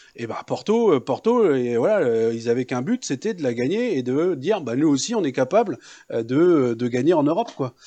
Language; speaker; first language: French; native; French